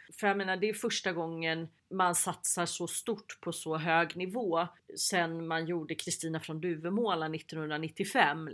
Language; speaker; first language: Swedish; native; Swedish